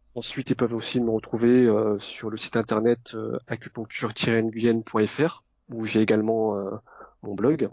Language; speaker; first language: French; early bilingual, other home language; Vietnamese